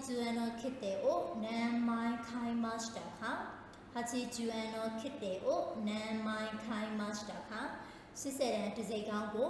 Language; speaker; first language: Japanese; non-native, fluent; Burmese